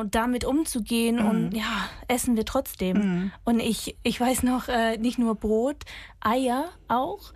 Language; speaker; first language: German; non-native, fluent; English